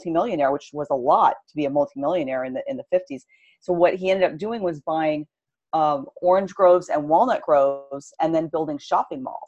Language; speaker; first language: English; native; English